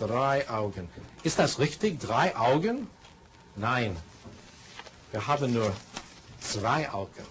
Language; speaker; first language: German; non-native, fluent; English